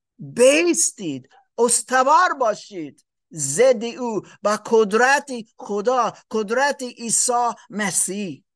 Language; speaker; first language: Persian; non-native, fluent; English